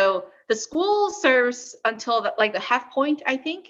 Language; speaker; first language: English; early bilingual, other home language; Korean